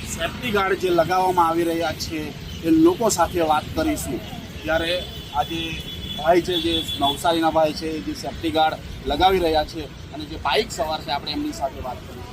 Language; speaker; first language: Gujarati; native; Gujarati